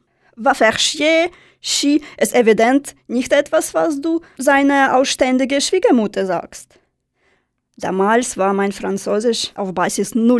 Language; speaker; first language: German; non-native, fluent; Russian